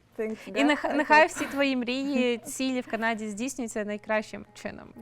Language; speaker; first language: Ukrainian; native; Ukrainian